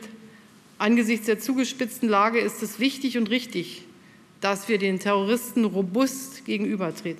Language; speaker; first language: German; native; German